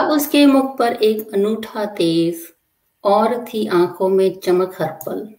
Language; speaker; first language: Hindi; native; Hindi